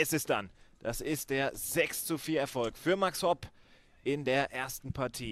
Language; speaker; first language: German; native; German